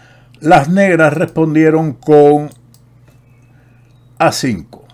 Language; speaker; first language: Spanish; native; Spanish